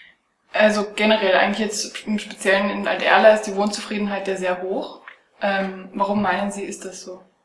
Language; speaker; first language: German; native; German